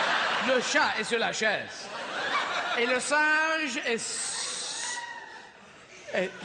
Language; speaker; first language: French; non-native, fluent; English